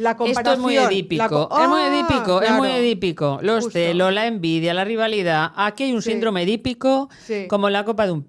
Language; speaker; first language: Spanish; native; Spanish